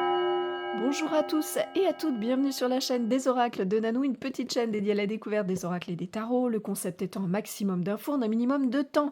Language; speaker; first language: French; native; French